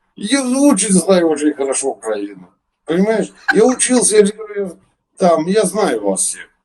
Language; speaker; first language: Russian; native; Russian